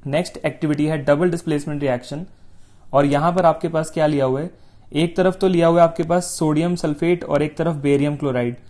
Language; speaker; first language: Hindi; native; Hindi